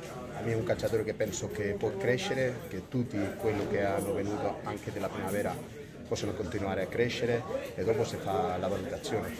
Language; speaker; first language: Italian; non-native, fluent; Spanish